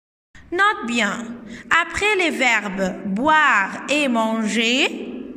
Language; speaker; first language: French; non-native, fluent; Arabic